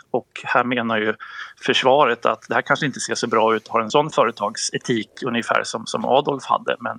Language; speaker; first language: Swedish; native; Swedish